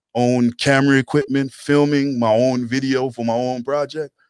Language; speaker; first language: English; native; English